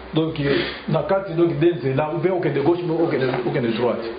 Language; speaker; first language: Russian; non-native, learner; French